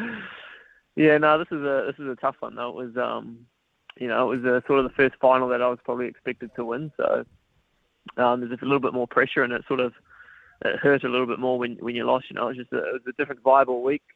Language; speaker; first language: English; native; English